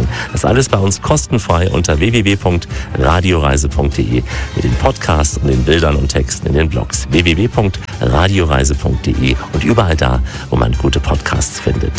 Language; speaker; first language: German; native; German